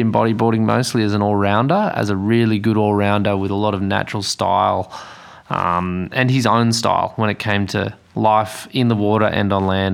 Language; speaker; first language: English; native; English